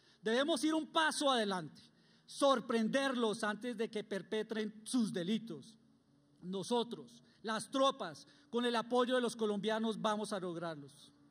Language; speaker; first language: Spanish; native; Spanish